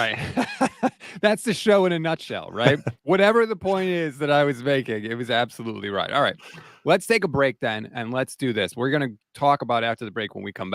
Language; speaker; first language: English; native; English